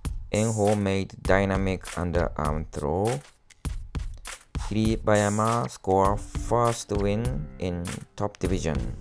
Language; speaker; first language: English; non-native, learner; Japanese